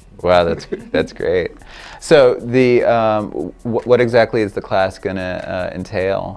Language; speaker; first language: English; native; English